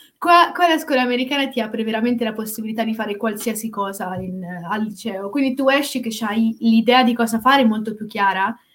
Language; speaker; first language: Italian; native; Italian